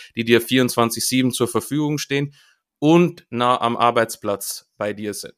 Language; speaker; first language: German; native; German